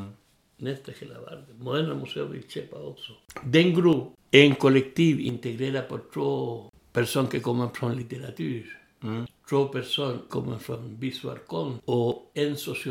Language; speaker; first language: Swedish; non-native, learner; Spanish